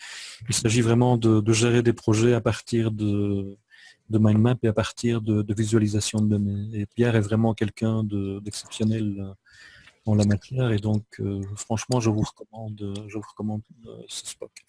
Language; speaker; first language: French; native; French